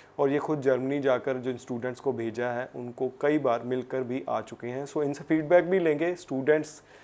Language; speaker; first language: Hindi; non-native, local second language; Punjabi